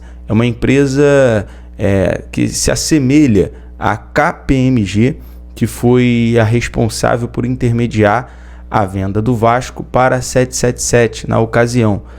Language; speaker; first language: Portuguese; native; Portuguese